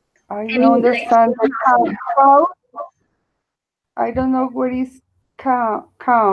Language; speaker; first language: English; non-native, learner; Spanish